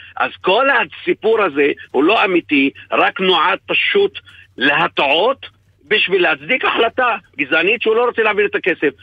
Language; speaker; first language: Hebrew; non-native, local second language; Arabic